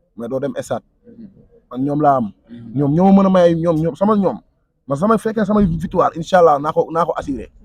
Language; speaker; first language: Wolof; non-native, local second language; Fula